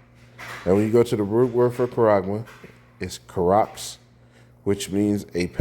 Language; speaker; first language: English; native; English